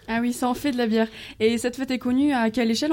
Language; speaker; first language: French; native; French